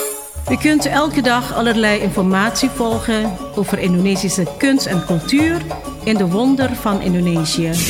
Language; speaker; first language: Dutch; non-native, fluent; Indonesian